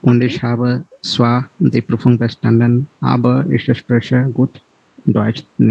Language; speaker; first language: German; non-native, learner; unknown